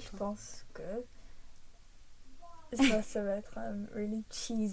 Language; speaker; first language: French; early bilingual, heritage; English